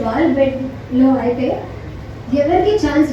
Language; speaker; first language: Telugu; non-native, learner; Hindi